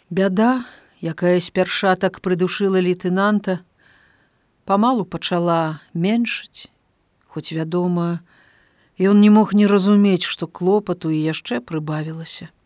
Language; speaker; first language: Belarusian; native; Belarusian